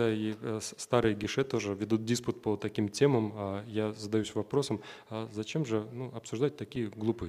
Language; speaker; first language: Russian; native; Russian